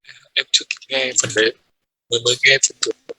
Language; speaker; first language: Vietnamese; native; Vietnamese